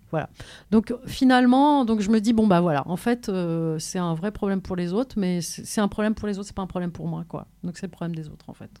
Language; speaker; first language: French; early bilingual, other home language; Kabyle